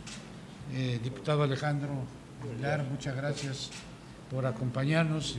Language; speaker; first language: Spanish; native; Spanish